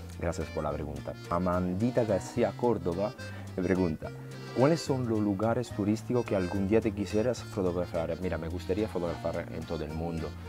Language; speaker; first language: Spanish; non-native, fluent; Italian